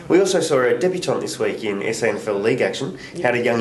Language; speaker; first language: English; native; English